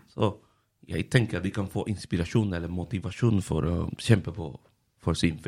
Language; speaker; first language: Norwegian; non-native, fluent; Spanish